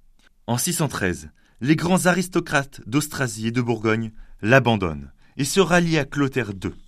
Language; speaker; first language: French; native; French